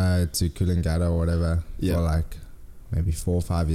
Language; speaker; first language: English; native; English